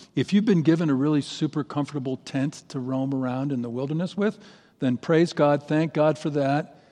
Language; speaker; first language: English; native; English